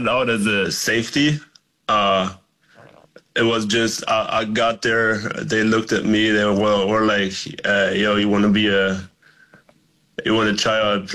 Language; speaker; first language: English; non-native, fluent; German